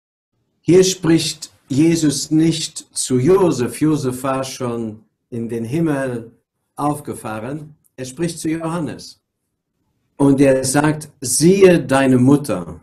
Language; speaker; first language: German; non-native, local second language; Luxembourgish